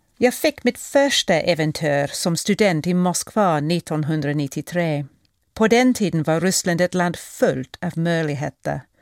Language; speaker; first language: Swedish; non-native, fluent; English